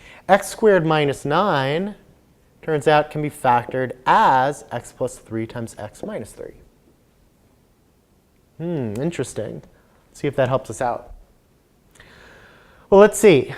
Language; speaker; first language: English; native; English